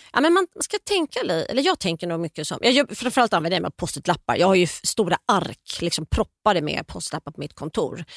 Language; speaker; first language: Swedish; native; Swedish